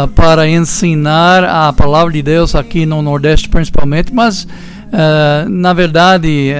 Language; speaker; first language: Portuguese; non-native, fluent; English